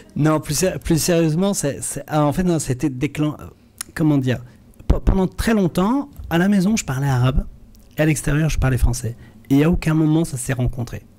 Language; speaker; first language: French; early bilingual, other home language; Arabic